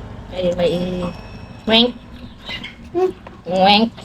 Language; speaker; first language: Filipino; native; Filipino